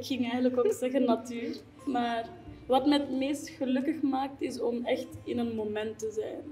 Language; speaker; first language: Dutch; non-native, fluent; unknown